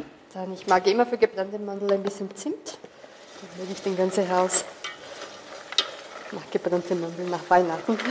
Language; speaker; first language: German; non-native, local second language; Portuguese